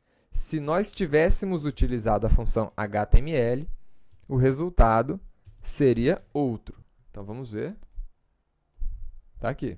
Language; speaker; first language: Portuguese; native; Portuguese